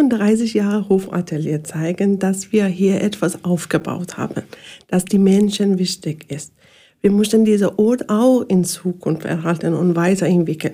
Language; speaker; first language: German; non-native, learner; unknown